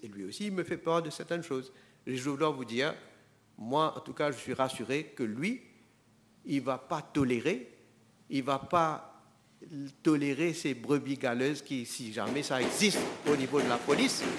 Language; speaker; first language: French; non-native, local second language; Morisyen